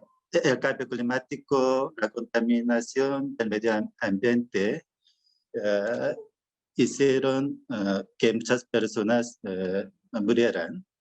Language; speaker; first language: Spanish; non-native, fluent; Korean